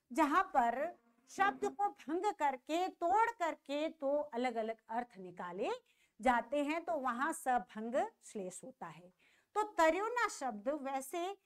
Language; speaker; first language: Hindi; native; Hindi